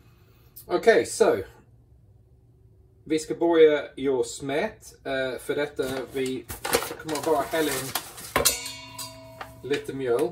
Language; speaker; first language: Swedish; non-native, fluent; English